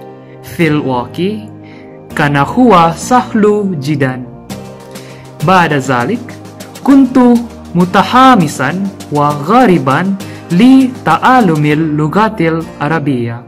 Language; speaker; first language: Arabic; non-native, learner; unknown